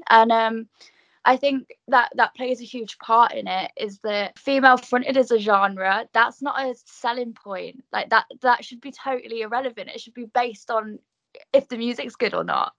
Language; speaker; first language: English; native; English